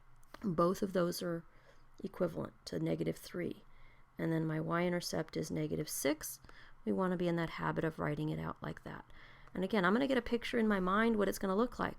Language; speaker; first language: English; native; English